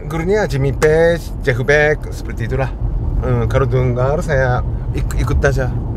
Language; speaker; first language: Indonesian; non-native, fluent; Japanese